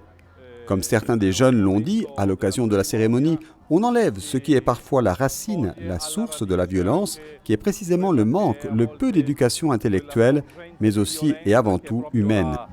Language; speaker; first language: French; native; French